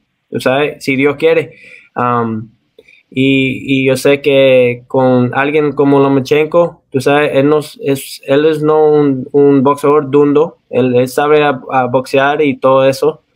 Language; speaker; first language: Spanish; early bilingual, heritage; Spanish